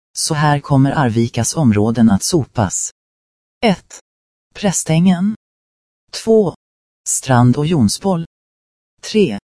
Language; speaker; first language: Swedish; native; Swedish